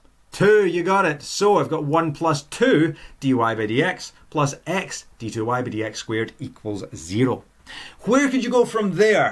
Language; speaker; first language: English; native; English